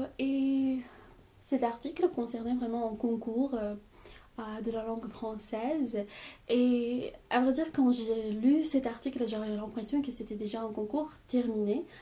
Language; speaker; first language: French; non-native, fluent; Armenian